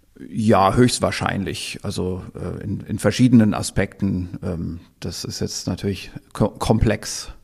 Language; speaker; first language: German; native; German